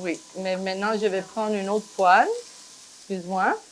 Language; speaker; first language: French; non-native, fluent; English